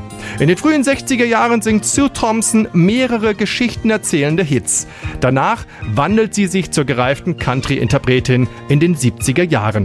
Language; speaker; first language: German; native; German